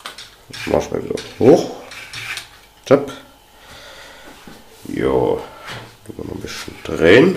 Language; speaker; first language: German; native; German